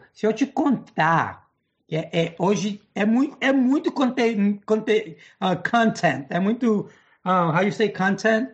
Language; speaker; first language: Portuguese; non-native, fluent; English